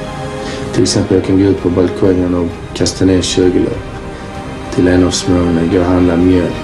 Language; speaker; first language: Swedish; early bilingual, other home language; Bosnian